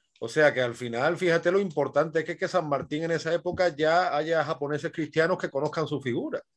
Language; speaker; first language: Spanish; native; Spanish